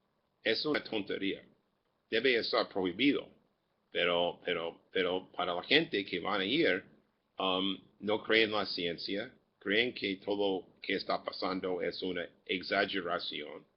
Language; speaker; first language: Spanish; non-native, fluent; English